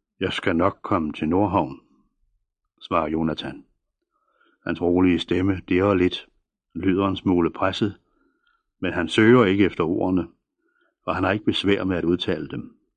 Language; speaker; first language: Danish; native; Danish